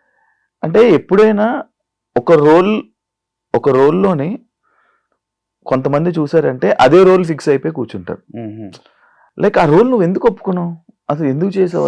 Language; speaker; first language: Telugu; native; Telugu